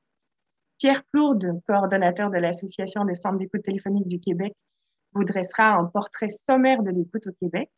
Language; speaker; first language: French; native; French